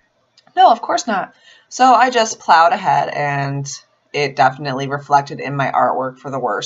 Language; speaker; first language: English; native; English